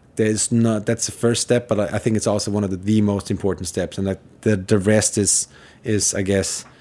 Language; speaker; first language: English; non-native, fluent; German